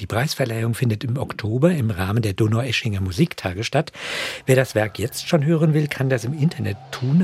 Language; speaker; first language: German; native; German